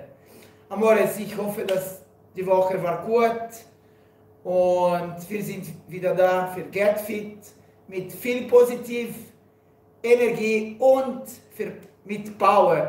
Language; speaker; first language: German; non-native, learner; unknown